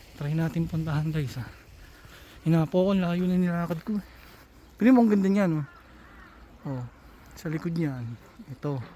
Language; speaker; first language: Filipino; native; Filipino